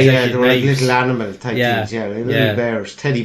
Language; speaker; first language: English; native; English